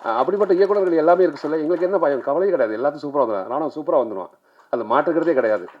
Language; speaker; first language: Tamil; native; Tamil